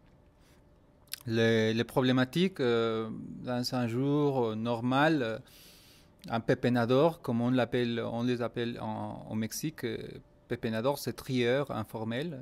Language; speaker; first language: French; non-native, fluent; Spanish